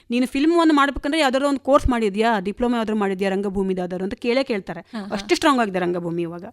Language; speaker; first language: Kannada; non-native, local second language; Konkani